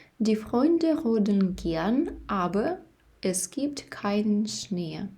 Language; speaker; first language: German; non-native, fluent; Ukrainian